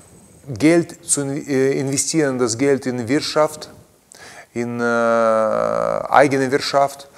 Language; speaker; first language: German; non-native, learner; Russian